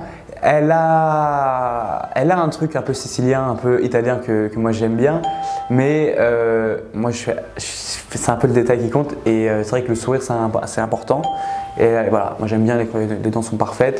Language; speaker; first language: French; native; French